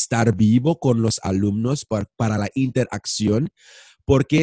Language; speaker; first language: Spanish; non-native, fluent; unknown